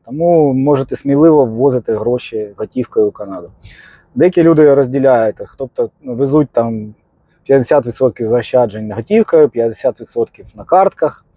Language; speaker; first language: Ukrainian; non-native, local second language; Russian